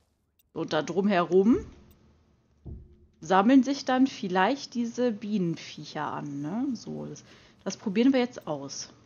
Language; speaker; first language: German; native; German